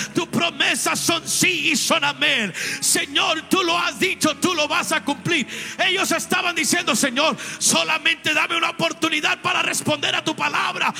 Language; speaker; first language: Spanish; native; Spanish